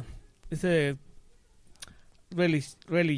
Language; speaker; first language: English; non-native, learner; Spanish